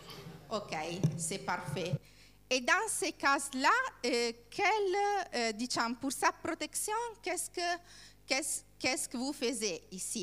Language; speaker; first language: French; non-native, learner; Italian